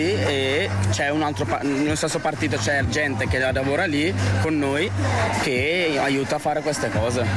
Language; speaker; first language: Italian; early bilingual, other home language; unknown